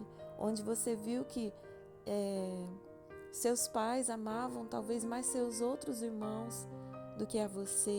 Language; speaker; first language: Portuguese; native; Portuguese